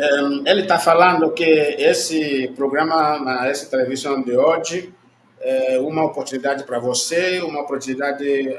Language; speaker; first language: Portuguese; non-native, learner; Igbo